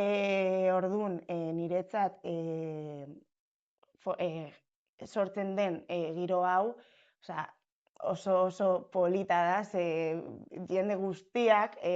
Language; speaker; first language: Basque; non-native, local second language; Spanish